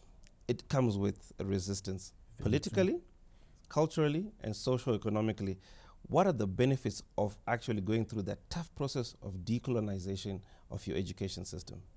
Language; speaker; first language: English; non-native, local second language; Shona